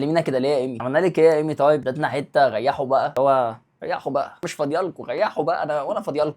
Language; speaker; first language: Arabic; native; Arabic